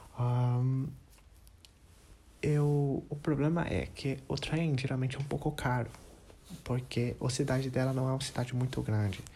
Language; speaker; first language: Portuguese; non-native, learner; English